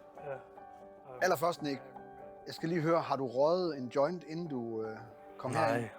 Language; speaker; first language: Danish; native; Danish